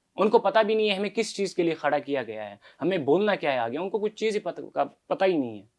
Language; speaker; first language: Urdu; non-native, local second language; Kashmiri